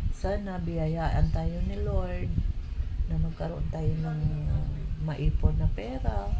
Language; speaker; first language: Filipino; non-native, local second language; Cebuano